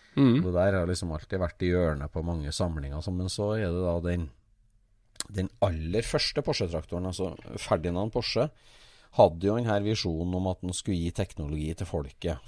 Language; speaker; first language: Norwegian; native; Norwegian